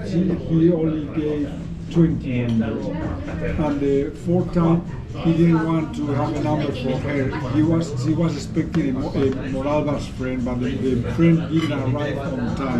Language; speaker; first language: English; non-native, fluent; Spanish